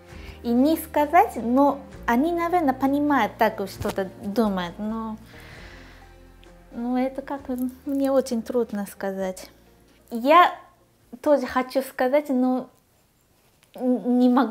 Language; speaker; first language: Russian; non-native, learner; Japanese